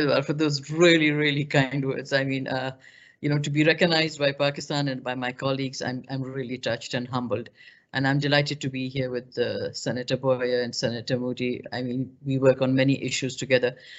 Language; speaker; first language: English; non-native, local second language; Pashto